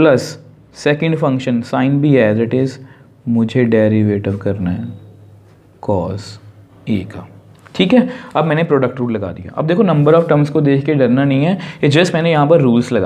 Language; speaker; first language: Hindi; native; Hindi